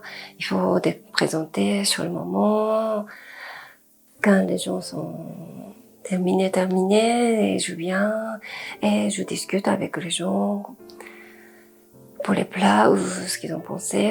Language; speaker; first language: French; non-native, fluent; Japanese